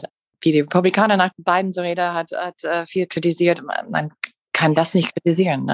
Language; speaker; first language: German; non-native, learner; English